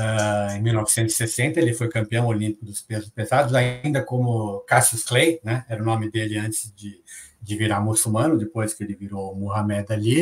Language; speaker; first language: Portuguese; native; Portuguese